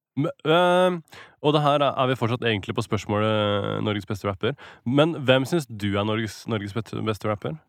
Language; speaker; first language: Norwegian; native; Norwegian